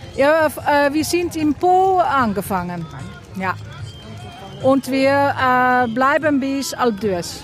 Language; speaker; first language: German; non-native, learner; Dutch